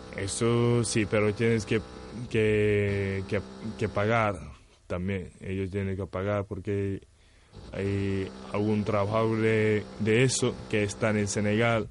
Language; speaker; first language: Spanish; non-native, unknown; Wolof